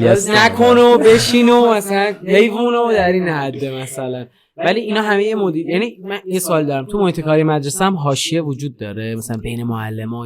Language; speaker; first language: Persian; native; Persian